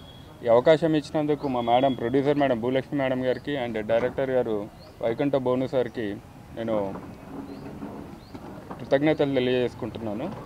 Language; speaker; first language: Telugu; native; Telugu